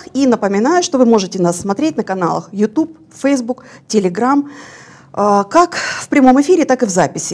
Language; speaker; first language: Russian; native; Russian